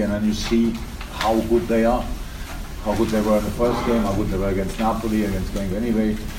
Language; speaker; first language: English; non-native, fluent; German